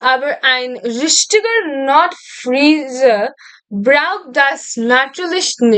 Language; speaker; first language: German; non-native, fluent; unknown